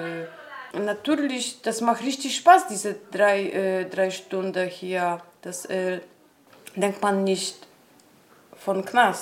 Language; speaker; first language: German; non-native, learner; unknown